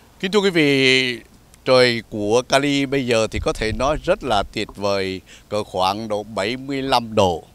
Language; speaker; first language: Vietnamese; native; Vietnamese